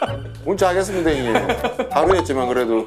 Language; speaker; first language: Korean; native; Korean